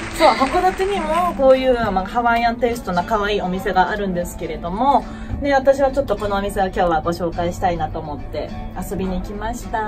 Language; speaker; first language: Japanese; native; Japanese